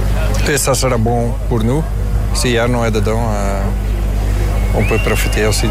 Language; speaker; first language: French; non-native, fluent; Dutch